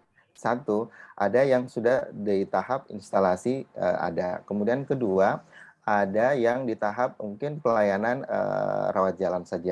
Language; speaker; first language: Indonesian; native; Indonesian